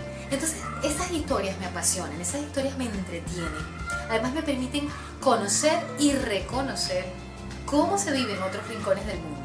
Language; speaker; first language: Spanish; native; Spanish